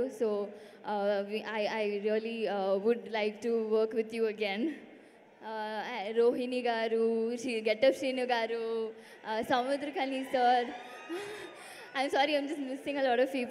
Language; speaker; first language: Telugu; non-native, local second language; Tamil